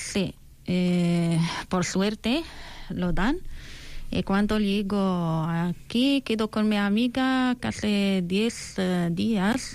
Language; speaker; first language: Spanish; non-native, learner; Arabic